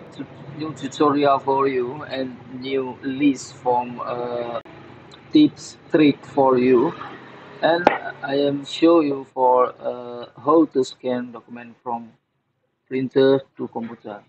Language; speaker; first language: English; non-native, learner; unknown